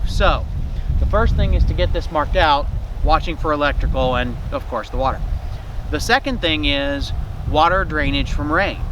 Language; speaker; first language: English; native; English